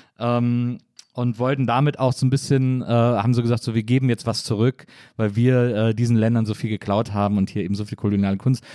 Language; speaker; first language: German; native; German